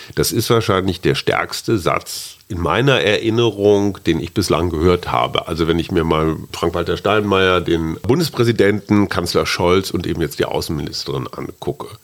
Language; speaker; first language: German; native; German